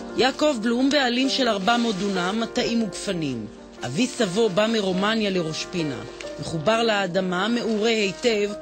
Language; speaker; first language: Hebrew; native; Hebrew